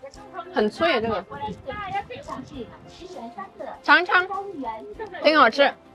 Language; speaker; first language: Chinese; non-native, local second language; Indonesian